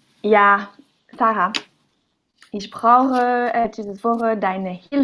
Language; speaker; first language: German; non-native, learner; French